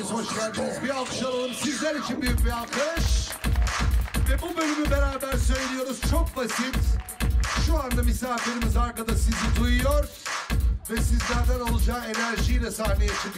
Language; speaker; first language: Turkish; native; Turkish